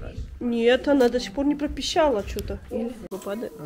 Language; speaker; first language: Russian; native; Russian